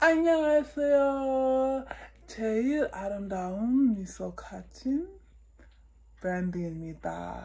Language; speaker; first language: Korean; non-native, learner; English